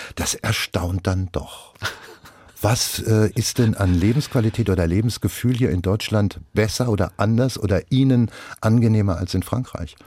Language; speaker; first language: German; native; German